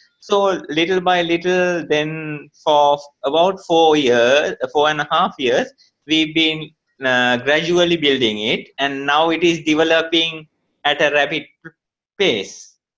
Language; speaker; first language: English; non-native, local second language; Sinhala